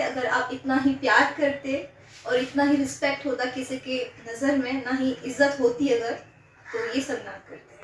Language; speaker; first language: Hindi; non-native, local second language; Gujarati